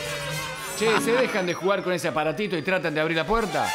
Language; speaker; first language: Spanish; native; Spanish